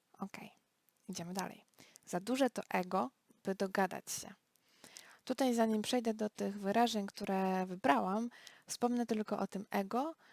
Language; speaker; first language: Polish; native; Polish